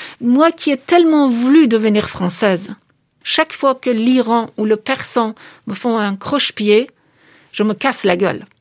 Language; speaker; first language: French; non-native, fluent; Persian